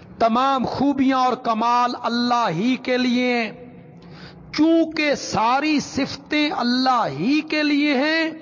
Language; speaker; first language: Urdu; non-native, local second language; Punjabi